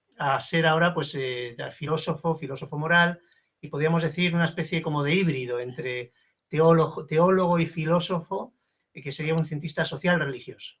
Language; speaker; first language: Spanish; native; Spanish